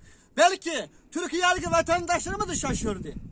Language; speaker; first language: Turkish; non-native, learner; Uyghur